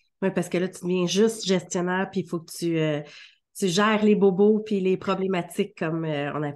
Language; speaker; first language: French; native; French